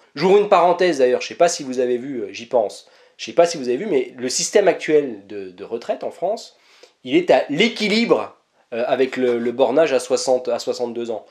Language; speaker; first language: French; native; French